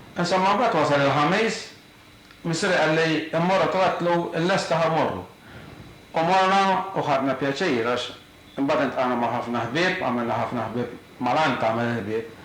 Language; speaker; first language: Maltese; native; Maltese